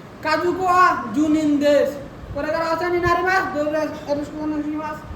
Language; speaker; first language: Japanese; non-native, learner; Bangla